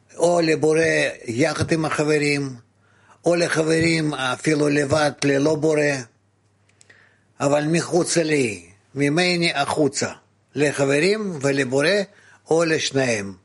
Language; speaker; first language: Hebrew; non-native, fluent; Russian